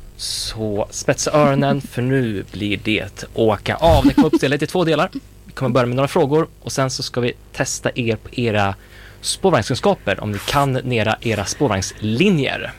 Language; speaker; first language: Swedish; native; Swedish